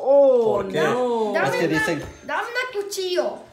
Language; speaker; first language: Spanish; early bilingual, heritage; Spanish